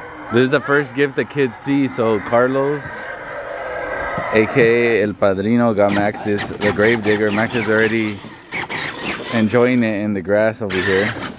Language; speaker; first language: English; early bilingual, other home language; Spanish